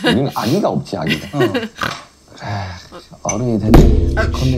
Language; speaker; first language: Korean; native; Korean